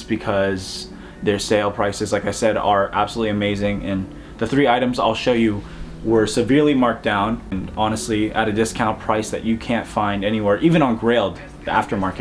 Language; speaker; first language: English; native; English